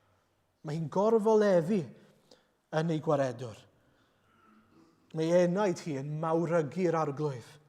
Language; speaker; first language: Welsh; native; Welsh